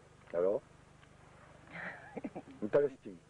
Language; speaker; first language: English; non-native, learner; Japanese